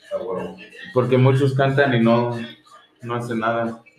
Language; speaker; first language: Spanish; early bilingual, heritage; Spanish